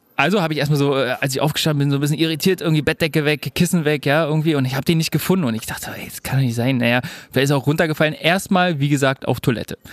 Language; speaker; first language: German; native; German